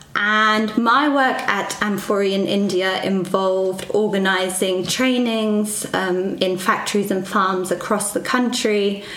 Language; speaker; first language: English; native; English